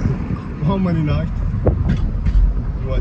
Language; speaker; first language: English; non-native, learner; Arabic